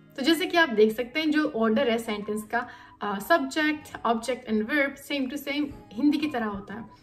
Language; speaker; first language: Hindi; native; Hindi